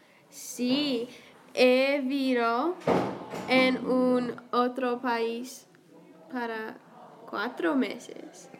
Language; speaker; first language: Spanish; non-native, learner; English